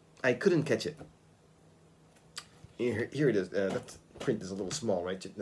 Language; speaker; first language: English; native; English